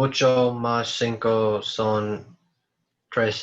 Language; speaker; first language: Spanish; non-native, learner; English